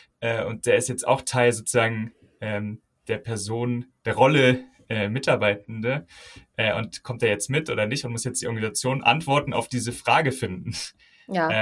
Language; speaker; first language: German; native; German